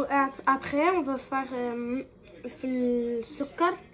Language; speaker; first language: French; non-native, local second language; Arabic